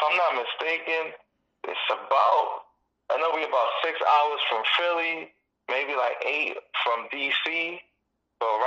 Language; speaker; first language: English; early bilingual, other home language; Spanish